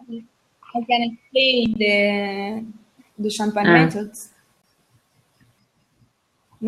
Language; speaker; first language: English; non-native, learner; Italian